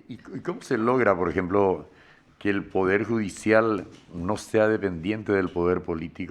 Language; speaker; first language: Spanish; native; Spanish